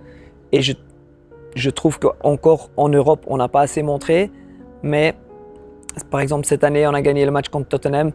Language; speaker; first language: French; non-native, local second language; Dutch